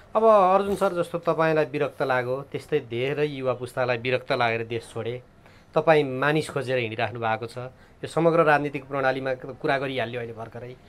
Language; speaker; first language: Nepali; native; Nepali